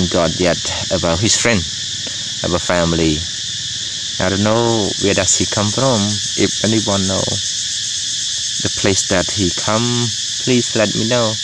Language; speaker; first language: English; non-native, learner; Khmer